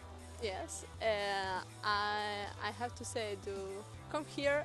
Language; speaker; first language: English; non-native, learner; Spanish